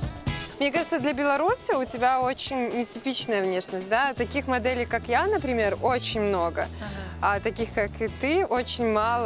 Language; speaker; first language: Russian; native; Russian